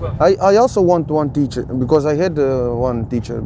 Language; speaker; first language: English; non-native, fluent; Portuguese